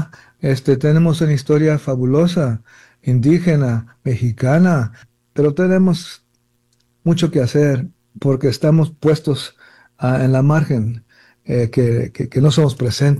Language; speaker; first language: Spanish; early bilingual, heritage; Spanish